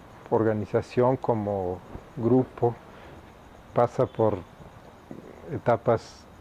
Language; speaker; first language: Spanish; native; Spanish